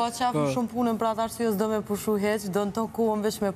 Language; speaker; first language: Albanian; native; Albanian